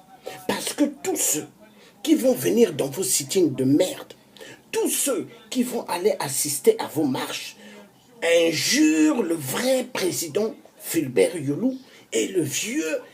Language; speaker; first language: French; non-native, local second language; Kongo